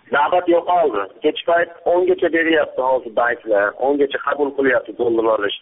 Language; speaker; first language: Uzbek; native; Uzbek